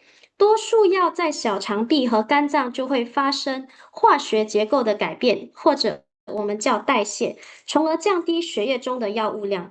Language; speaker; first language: Chinese; native; Chinese